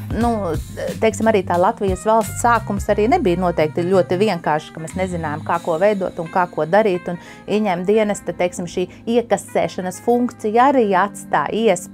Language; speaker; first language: Latvian; native; Latvian